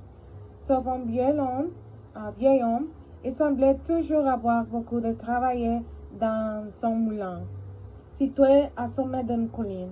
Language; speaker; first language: French; non-native, learner; Spanish